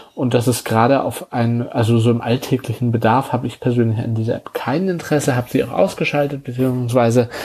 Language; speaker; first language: German; native; German